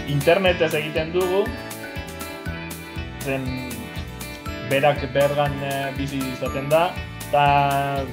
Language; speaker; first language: Basque; non-native, local second language; Spanish